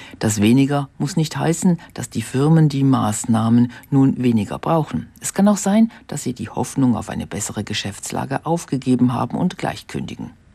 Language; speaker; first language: German; native; German